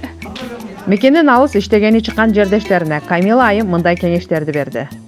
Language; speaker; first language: Kyrgyz; native; Kyrgyz